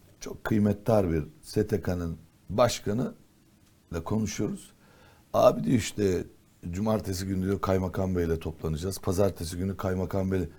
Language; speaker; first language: Turkish; non-native, local second language; Kurdish